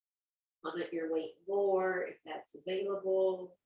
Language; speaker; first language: English; native; English